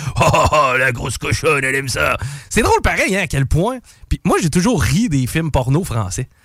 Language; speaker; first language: French; native; French